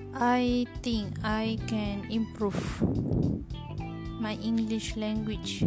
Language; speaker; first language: English; non-native, learner; Malay